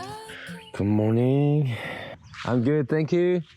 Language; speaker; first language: English; non-native, learner; Korean